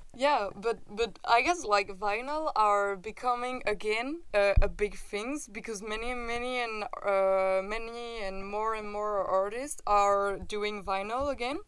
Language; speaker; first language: English; non-native, fluent; French